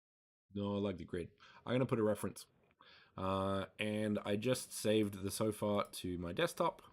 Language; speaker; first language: English; native; English